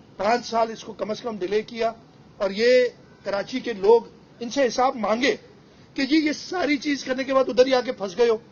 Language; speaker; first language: Urdu; non-native, local second language; Sindhi